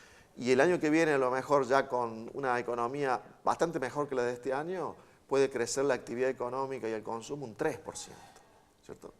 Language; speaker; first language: Spanish; native; Spanish